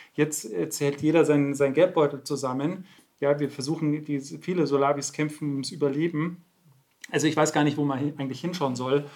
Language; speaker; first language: German; native; German